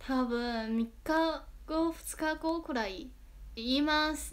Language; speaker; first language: Japanese; non-native, fluent; Chinese